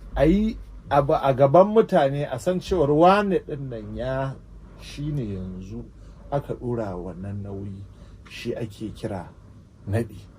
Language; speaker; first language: Hausa; native; Hausa